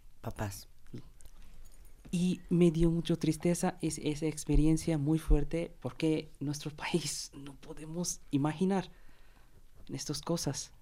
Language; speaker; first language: Spanish; non-native, learner; Bangla